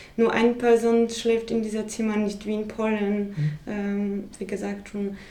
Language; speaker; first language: German; non-native, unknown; Polish